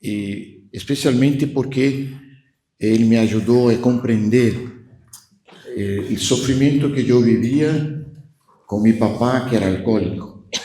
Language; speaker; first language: Spanish; non-native, fluent; Portuguese